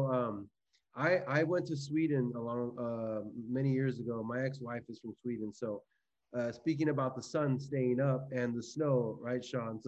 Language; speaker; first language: English; native; English